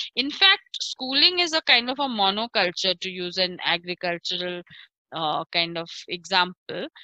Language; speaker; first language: English; non-native, local second language; Marathi